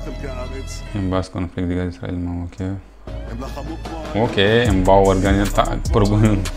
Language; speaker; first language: Indonesian; non-native, fluent; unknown